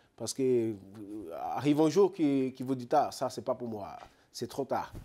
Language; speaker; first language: French; non-native, learner; Portuguese